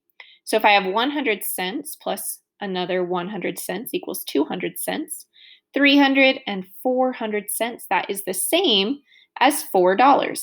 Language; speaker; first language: English; native; English